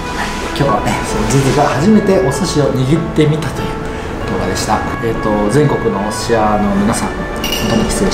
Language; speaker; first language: Japanese; native; Japanese